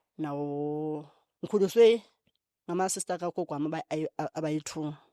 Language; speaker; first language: Zulu; non-native, local second language; Xhosa